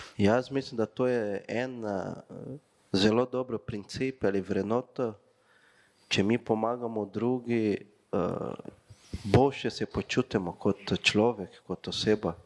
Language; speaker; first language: Slovenian; non-native, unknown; Portuguese